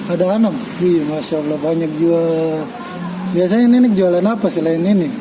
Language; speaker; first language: Malay; native; Malay